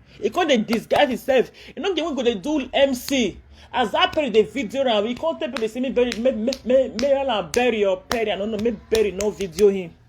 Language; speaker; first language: Nigerian Pidgin; non-native, local second language; Yoruba